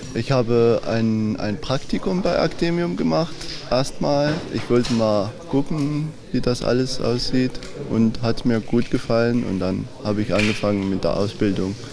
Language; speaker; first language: German; non-native, fluent; Arabic